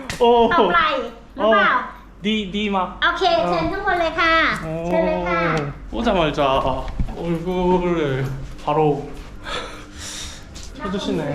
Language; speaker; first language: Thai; non-native, learner; Korean